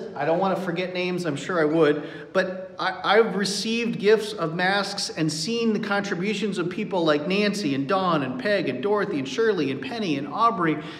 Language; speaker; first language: English; native; English